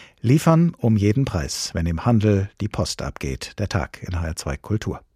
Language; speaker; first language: German; native; German